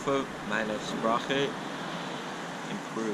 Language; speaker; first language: German; non-native, learner; English